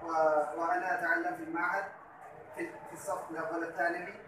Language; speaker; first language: Arabic; non-native, learner; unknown